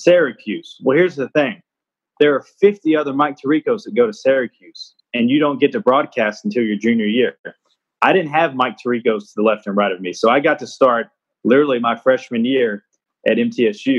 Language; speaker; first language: English; native; English